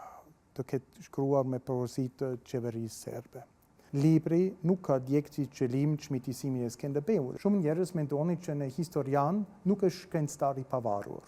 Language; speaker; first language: Albanian; non-native, fluent; German